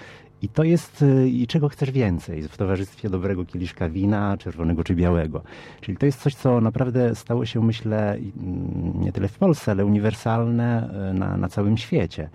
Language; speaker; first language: Polish; early bilingual, heritage; Polish